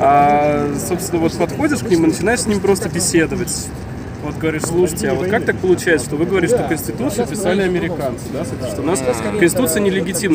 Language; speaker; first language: Russian; native; Russian